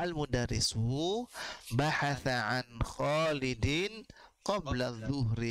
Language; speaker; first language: Arabic; non-native, fluent; Indonesian